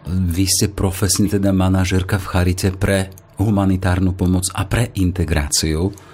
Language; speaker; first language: Slovak; native; Slovak